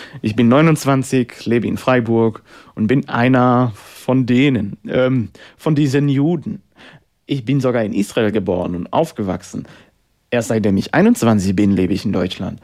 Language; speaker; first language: German; non-native, fluent; Hebrew